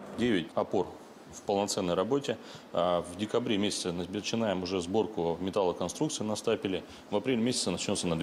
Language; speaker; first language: Russian; native; Russian